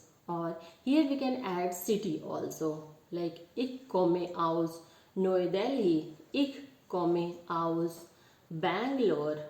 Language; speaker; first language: German; non-native, learner; Hindi